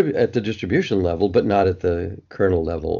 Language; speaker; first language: English; native; English